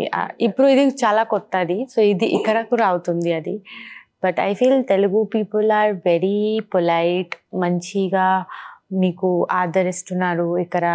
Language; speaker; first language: Telugu; non-native, learner; Bangla